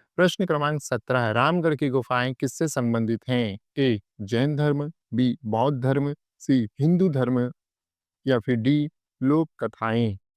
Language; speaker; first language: Hindi; native; Hindi